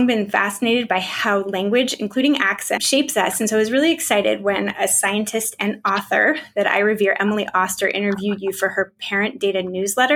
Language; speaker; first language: English; native; English